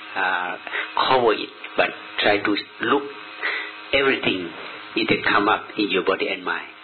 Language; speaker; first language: English; non-native, learner; Thai